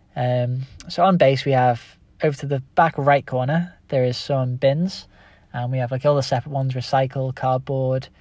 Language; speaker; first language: English; native; English